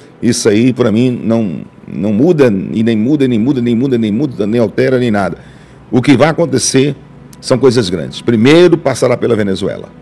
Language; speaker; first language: Portuguese; native; Portuguese